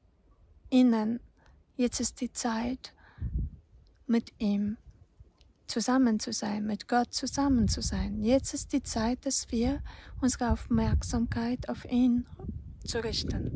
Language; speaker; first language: German; non-native, fluent; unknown